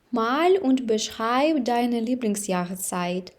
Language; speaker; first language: German; non-native, fluent; Ukrainian